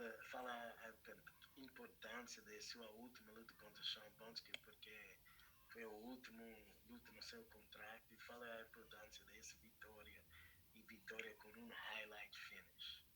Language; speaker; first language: Portuguese; non-native, fluent; English